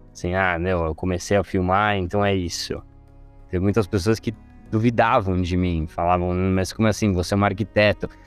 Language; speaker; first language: Portuguese; non-native, fluent; Italian